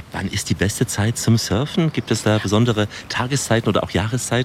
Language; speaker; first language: German; native; German